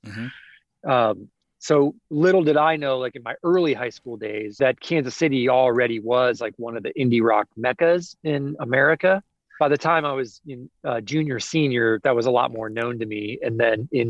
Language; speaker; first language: English; native; English